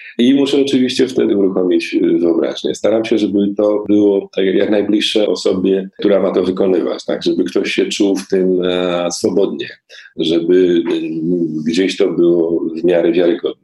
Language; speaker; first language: Polish; native; Polish